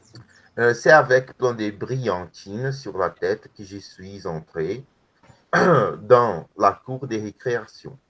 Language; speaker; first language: French; non-native, learner; Portuguese